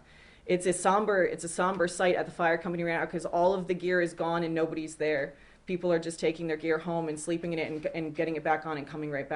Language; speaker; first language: English; native; English